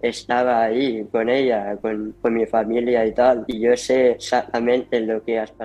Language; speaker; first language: Spanish; early bilingual, heritage; Spanish